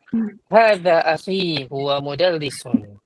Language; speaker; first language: Arabic; non-native, fluent; Malay